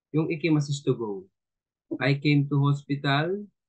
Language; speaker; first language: English; non-native, local second language; Filipino